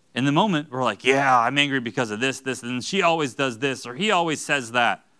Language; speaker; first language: English; native; English